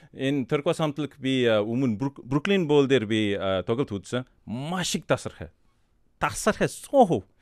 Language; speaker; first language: Mongolian; non-native, learner; English